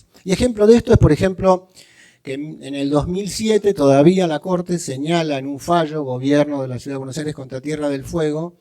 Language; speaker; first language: Spanish; native; Spanish